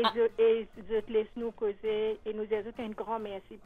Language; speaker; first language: French; non-native, local second language; Morisyen